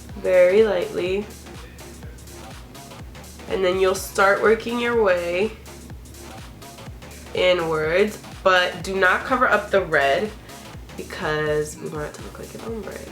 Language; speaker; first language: English; native; English